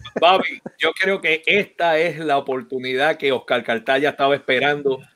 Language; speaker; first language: Spanish; native; Spanish